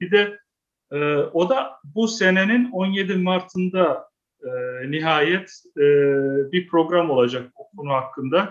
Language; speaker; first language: Turkish; early bilingual, heritage; Turkish